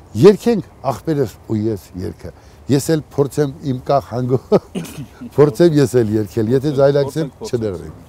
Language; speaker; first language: Armenian; native; Armenian